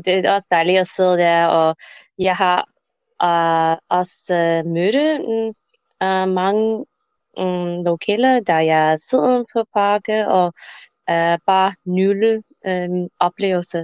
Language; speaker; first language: Danish; non-native, learner; English